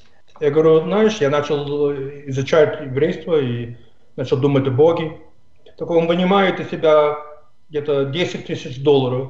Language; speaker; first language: Russian; non-native, fluent; English